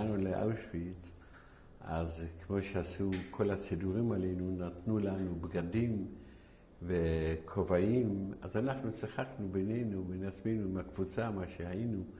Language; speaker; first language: Hebrew; non-native, fluent; Yiddish